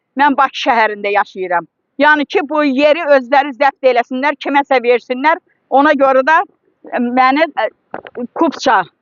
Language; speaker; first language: Azerbaijani; native; Azerbaijani